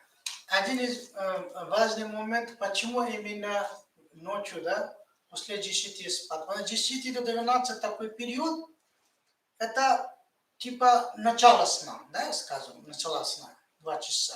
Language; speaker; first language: Russian; non-native, fluent; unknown